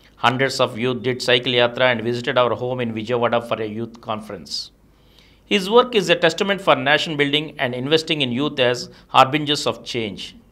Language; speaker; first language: English; non-native, local second language; Telugu